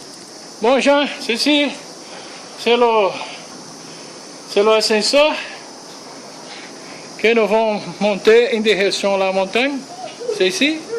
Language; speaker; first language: French; non-native, learner; Portuguese